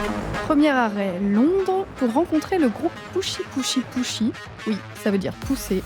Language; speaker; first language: French; native; French